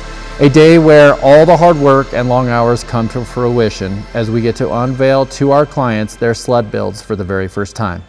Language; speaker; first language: English; native; English